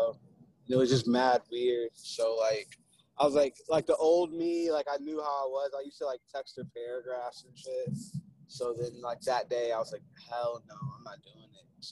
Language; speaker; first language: English; native; English